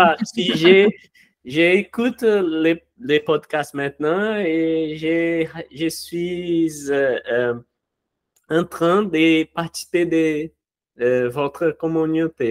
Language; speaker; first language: French; non-native, learner; Portuguese